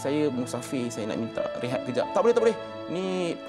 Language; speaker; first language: Malay; native; Malay